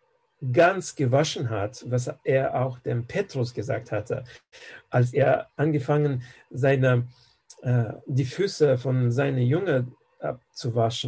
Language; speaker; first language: German; non-native, fluent; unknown